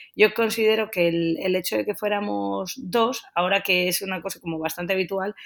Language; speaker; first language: Spanish; native; Spanish